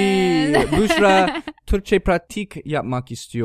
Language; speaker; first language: Turkish; non-native, learner; English